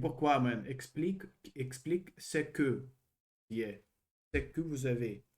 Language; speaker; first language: French; non-native, learner; Russian